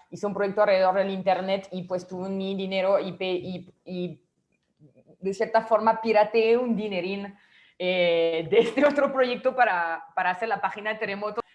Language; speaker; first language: Spanish; non-native, fluent; French